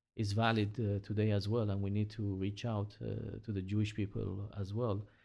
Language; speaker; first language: English; non-native, fluent; Hebrew